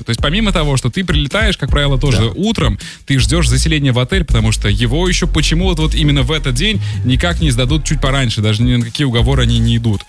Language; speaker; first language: Russian; native; Russian